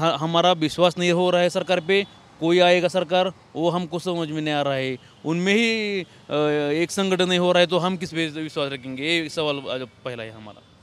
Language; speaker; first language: Hindi; non-native, local second language; Marathi